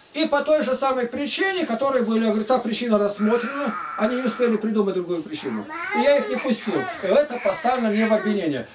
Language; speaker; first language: Russian; native; Russian